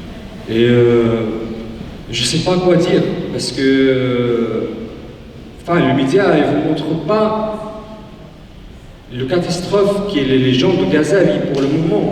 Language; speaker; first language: French; non-native, fluent; Arabic